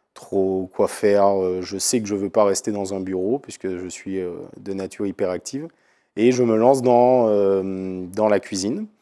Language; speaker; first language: French; native; French